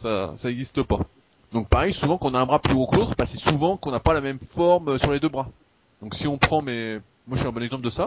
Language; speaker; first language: French; native; French